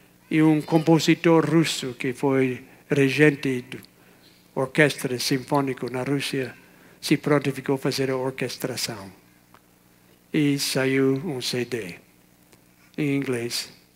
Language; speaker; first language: Portuguese; non-native, fluent; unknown